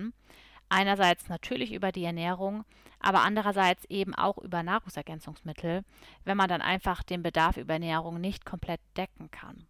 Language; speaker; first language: German; native; German